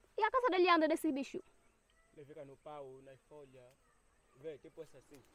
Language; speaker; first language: Portuguese; non-native, local second language; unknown